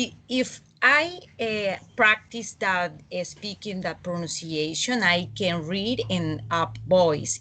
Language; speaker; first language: English; non-native, learner; Spanish